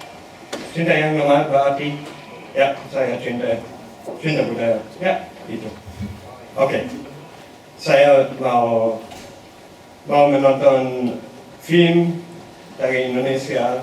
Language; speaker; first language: Indonesian; non-native, learner; German